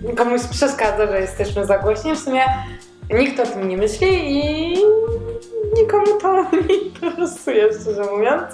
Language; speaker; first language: Polish; non-native, learner; Georgian